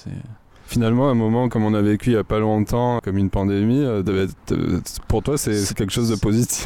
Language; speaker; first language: French; native; French